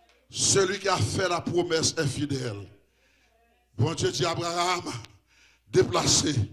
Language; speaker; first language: French; native; French